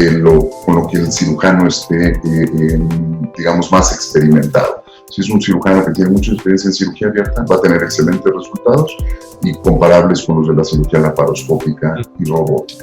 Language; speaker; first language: Spanish; native; Spanish